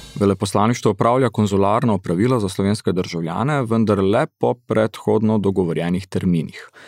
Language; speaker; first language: Slovenian; early bilingual, heritage; Slovenian